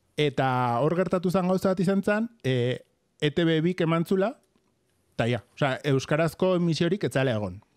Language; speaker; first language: Basque; non-native, local second language; Spanish